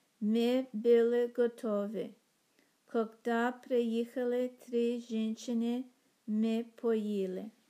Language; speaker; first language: Russian; non-native, learner; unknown